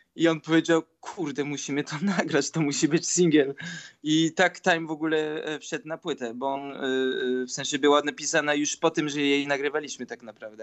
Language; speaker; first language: Polish; early bilingual, heritage; Polish